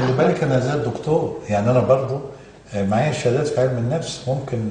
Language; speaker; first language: Arabic; native; Arabic